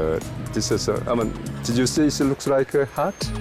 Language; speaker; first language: English; non-native, learner; Korean